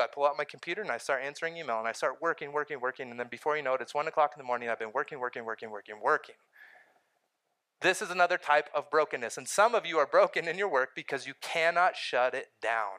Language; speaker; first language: English; native; English